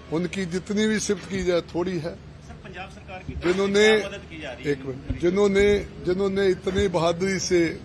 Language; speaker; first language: Hindi; non-native, local second language; Punjabi